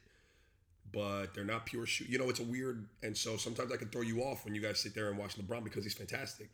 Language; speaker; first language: English; native; English